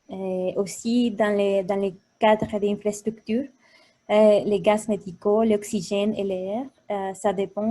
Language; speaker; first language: French; non-native, fluent; Spanish